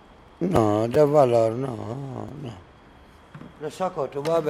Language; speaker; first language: Spanish; non-native, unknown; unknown